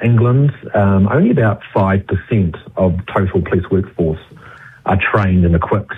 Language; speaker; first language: English; native; English